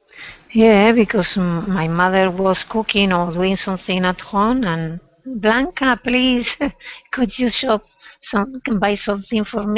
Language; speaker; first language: English; non-native, learner; Spanish